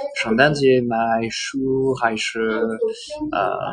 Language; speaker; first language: Chinese; non-native, learner; French